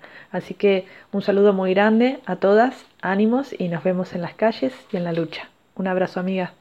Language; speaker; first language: Spanish; native; Spanish